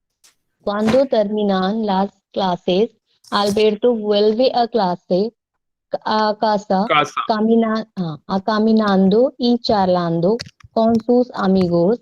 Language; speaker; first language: Spanish; non-native, learner; Hindi